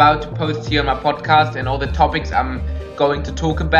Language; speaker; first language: English; non-native, fluent; Russian